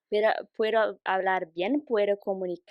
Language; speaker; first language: Spanish; non-native, fluent; Portuguese